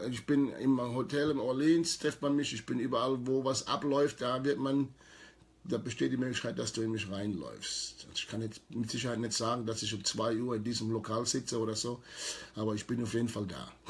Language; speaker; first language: German; native; German